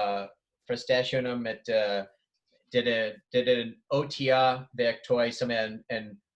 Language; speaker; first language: Danish; non-native, fluent; English